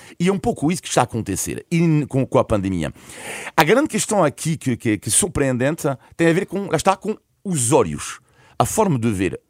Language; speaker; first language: Portuguese; non-native, fluent; French